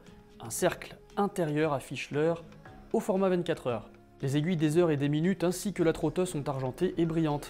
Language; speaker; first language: French; native; French